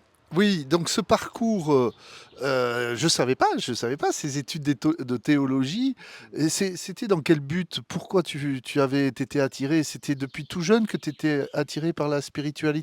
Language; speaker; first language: French; native; French